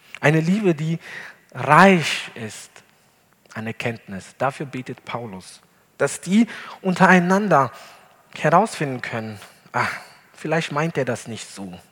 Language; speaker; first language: German; non-native, fluent; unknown